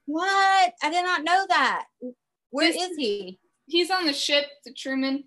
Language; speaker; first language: English; native; English